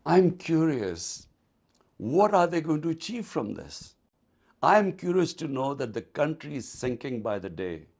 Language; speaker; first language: English; non-native, local second language; Urdu